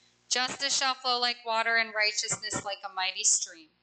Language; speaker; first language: English; native; English